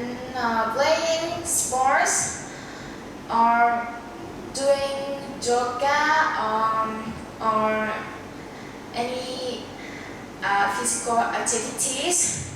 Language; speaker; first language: English; non-native, learner; Vietnamese